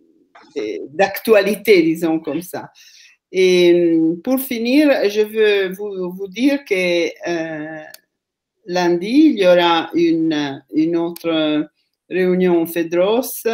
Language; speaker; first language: French; non-native, fluent; Italian